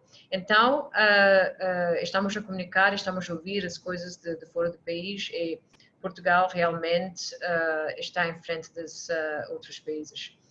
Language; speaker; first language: Portuguese; non-native, fluent; English